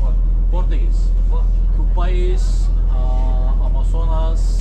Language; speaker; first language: Portuguese; non-native, learner; Turkish